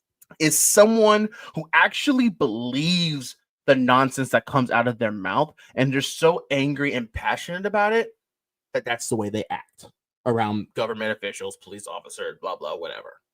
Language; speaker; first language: English; native; English